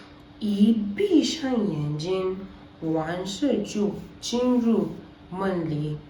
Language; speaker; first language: Chinese; non-native, learner; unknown